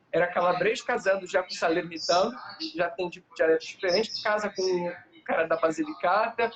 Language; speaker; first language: Portuguese; native; Portuguese